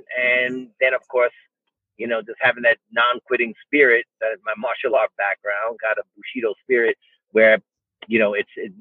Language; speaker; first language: English; native; English